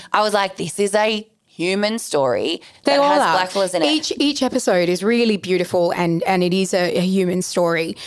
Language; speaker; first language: English; native; English